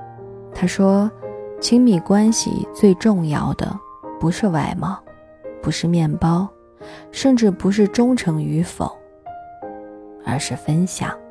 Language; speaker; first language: Chinese; native; Chinese